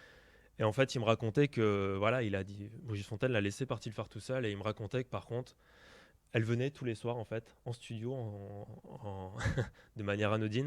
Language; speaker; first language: French; native; French